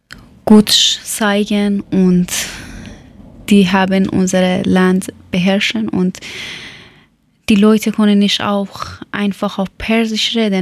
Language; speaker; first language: German; non-native, learner; Persian